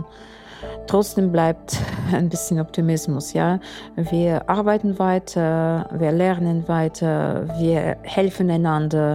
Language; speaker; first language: German; non-native, fluent; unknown